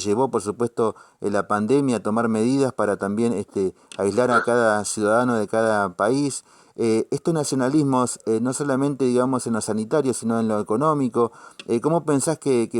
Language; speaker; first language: Spanish; native; Spanish